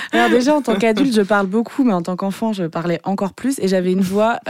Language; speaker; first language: French; early bilingual, other home language; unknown